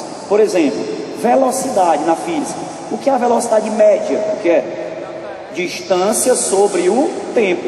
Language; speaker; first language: Portuguese; native; Portuguese